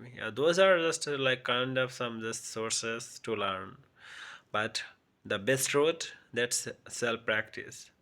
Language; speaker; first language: English; non-native, local second language; Bangla